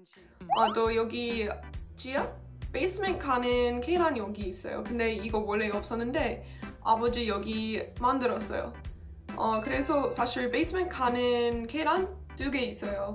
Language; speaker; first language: Korean; non-native, fluent; English